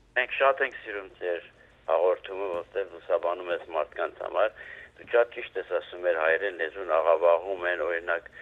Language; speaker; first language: Armenian; native; Armenian